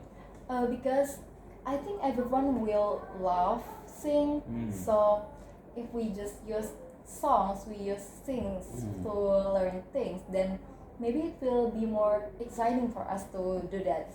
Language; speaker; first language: English; non-native, learner; Indonesian